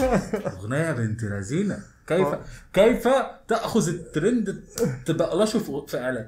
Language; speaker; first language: Arabic; native; Arabic